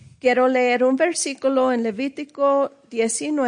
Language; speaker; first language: Spanish; early bilingual, heritage; English